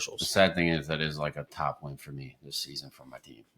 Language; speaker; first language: English; native; English